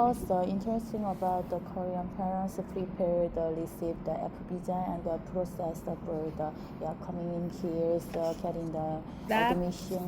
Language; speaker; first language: English; non-native, learner; Korean